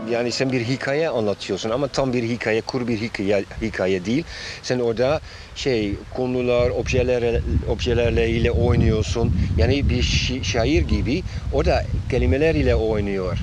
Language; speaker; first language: Turkish; non-native, fluent; Dutch